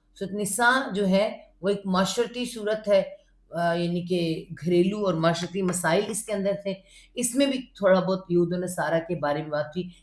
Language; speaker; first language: Urdu; native; Urdu